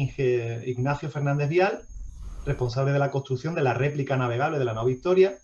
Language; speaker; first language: Spanish; native; Spanish